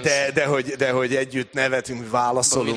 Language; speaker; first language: Hungarian; native; Hungarian